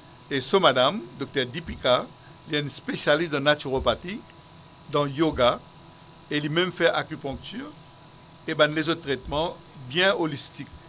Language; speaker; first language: French; non-native, local second language; Morisyen